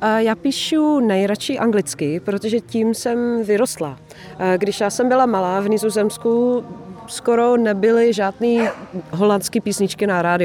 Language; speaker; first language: Czech; non-native, fluent; Dutch